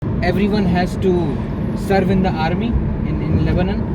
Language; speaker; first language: English; non-native, local second language; Hindi